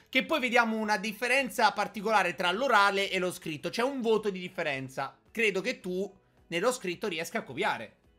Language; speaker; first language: Italian; native; Italian